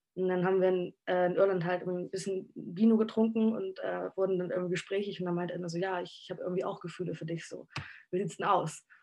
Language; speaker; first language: German; native; German